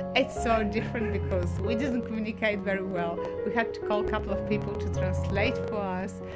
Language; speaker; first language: English; non-native, fluent; Bulgarian